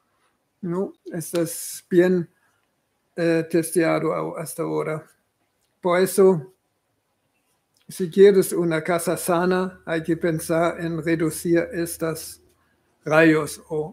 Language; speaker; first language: Spanish; non-native, fluent; German